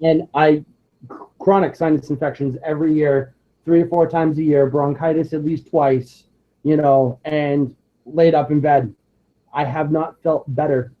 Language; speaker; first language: English; native; English